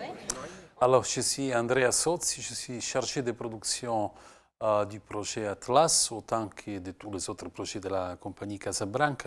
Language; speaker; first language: French; non-native, fluent; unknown